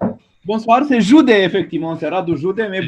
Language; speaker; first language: French; non-native, fluent; Romanian